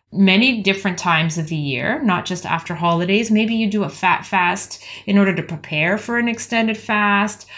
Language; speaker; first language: English; native; English